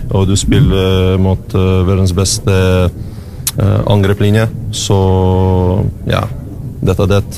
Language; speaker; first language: Norwegian; non-native, learner; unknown